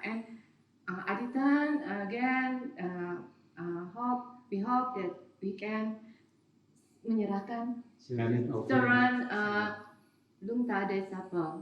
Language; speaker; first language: English; non-native, learner; Indonesian